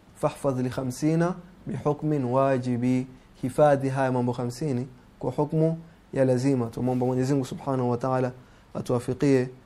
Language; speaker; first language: Swahili; native; Swahili